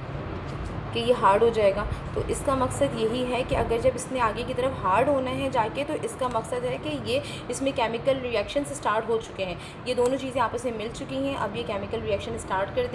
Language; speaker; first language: Hindi; native; Hindi